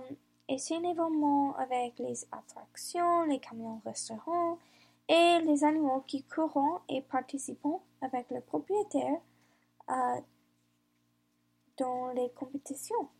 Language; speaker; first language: French; non-native, learner; English